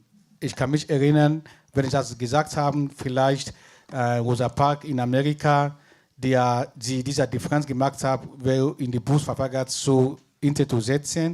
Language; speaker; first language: German; non-native, fluent; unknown